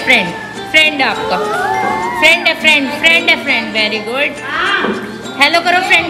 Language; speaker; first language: English; non-native, local second language; Hindi